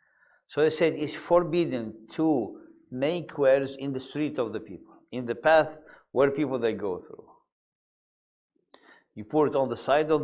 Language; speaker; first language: English; non-native, fluent; Arabic